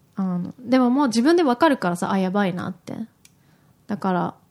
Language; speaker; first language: Japanese; native; Japanese